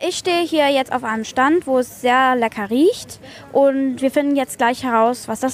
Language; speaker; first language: German; native; German